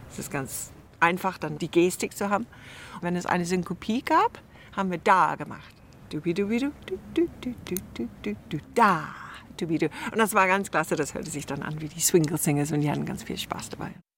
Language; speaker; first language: German; early bilingual, other home language; English